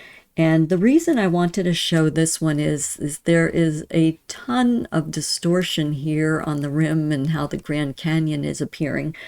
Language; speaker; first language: English; native; English